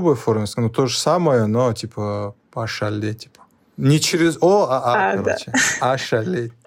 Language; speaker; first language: Russian; non-native, local second language; Lezghian